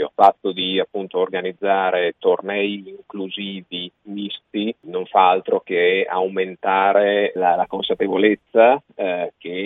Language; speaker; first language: Italian; native; Italian